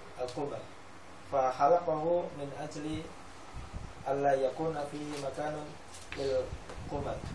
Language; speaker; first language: Arabic; non-native, fluent; Indonesian